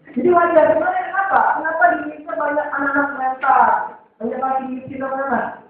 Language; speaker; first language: Indonesian; native; Indonesian